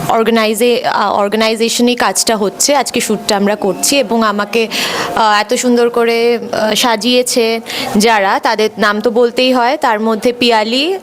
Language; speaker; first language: Bangla; native; Bangla